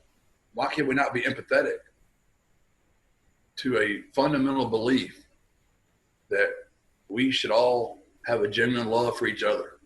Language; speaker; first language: English; native; English